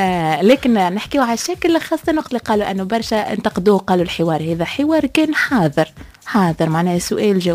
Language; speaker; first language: Arabic; native; Arabic